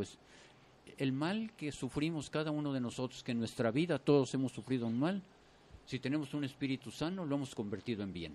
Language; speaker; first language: Spanish; native; Spanish